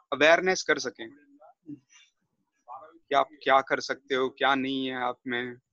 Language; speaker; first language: Hindi; native; Hindi